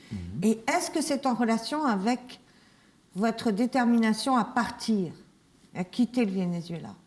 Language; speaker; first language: French; native; French